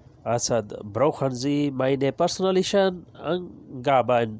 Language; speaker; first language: German; non-native, learner; Urdu